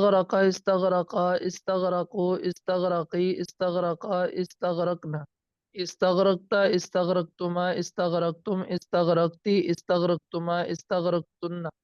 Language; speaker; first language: Arabic; non-native, learner; Urdu